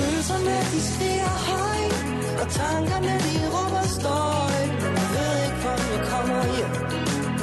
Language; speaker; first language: English; non-native, fluent; Danish